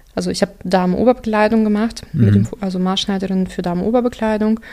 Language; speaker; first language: German; non-native, local second language; Russian